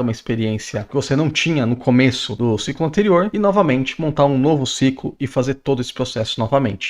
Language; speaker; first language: Portuguese; native; Portuguese